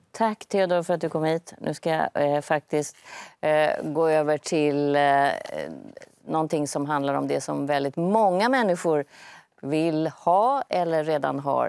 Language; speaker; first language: Swedish; native; Swedish